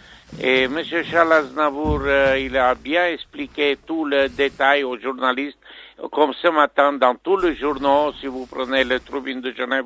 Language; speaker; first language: French; non-native, fluent; Armenian